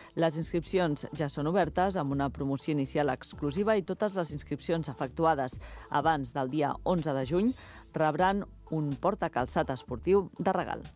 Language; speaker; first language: Catalan; native; Catalan